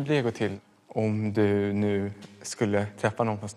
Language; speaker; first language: Swedish; native; Swedish